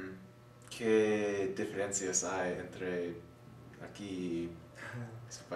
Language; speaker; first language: Spanish; non-native, learner; English